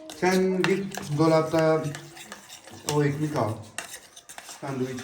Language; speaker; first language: Turkish; native; Turkish